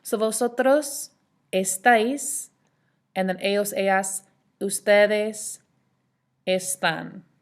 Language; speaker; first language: Spanish; non-native, fluent; English